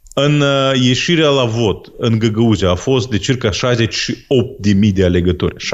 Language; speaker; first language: Romanian; non-native, local second language; Gagauz